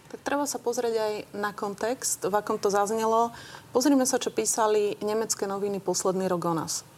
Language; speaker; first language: Slovak; native; Slovak